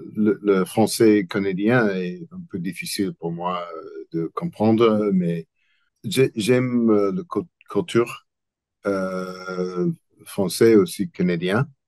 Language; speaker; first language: French; non-native, learner; English